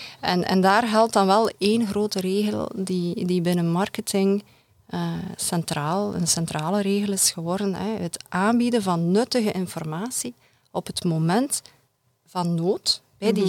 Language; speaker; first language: Dutch; native; Dutch